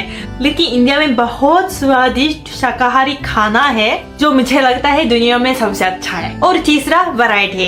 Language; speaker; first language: Hindi; non-native, fluent; Japanese